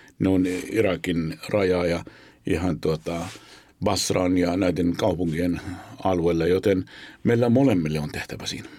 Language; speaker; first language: Finnish; non-native, fluent; Arabic